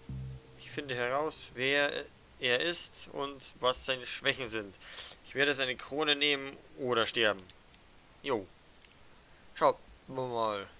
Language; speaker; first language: German; native; German